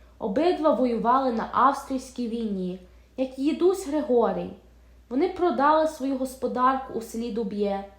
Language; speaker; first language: Ukrainian; early bilingual, heritage; Ukrainian